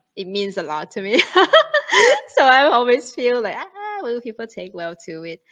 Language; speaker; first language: English; non-native, fluent; Thai